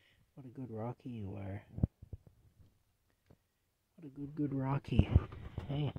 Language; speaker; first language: English; native; English